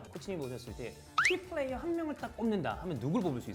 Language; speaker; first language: Korean; native; Korean